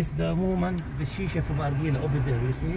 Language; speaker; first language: English; non-native, learner; Arabic